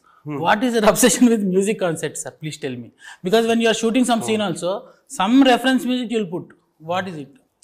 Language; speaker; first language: Telugu; native; Telugu